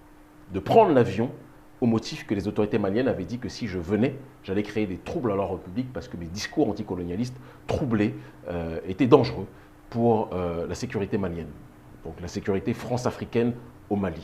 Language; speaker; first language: French; native; French